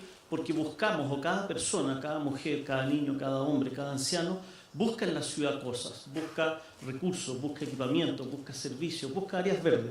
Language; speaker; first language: Spanish; native; Spanish